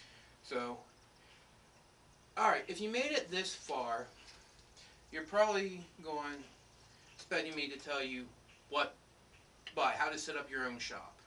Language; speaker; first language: English; native; English